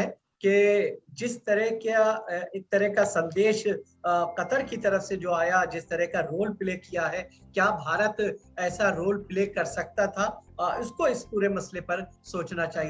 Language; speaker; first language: Hindi; native; Hindi